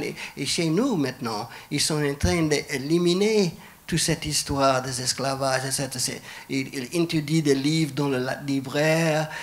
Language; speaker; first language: French; non-native, fluent; English